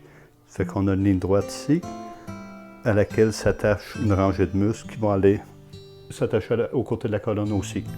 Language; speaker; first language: French; native; French